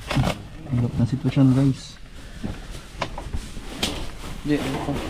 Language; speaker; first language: Filipino; native; Filipino